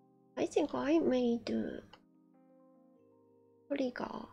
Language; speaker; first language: English; non-native, learner; Japanese